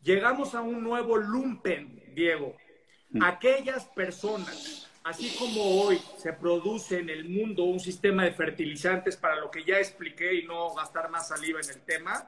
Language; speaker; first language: Spanish; native; Spanish